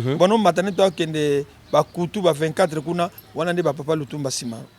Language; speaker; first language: Lingala; native; Lingala